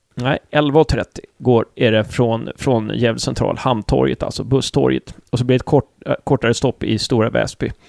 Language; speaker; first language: Swedish; native; Swedish